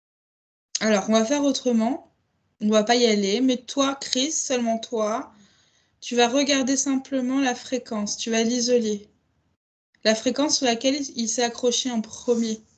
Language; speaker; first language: French; native; French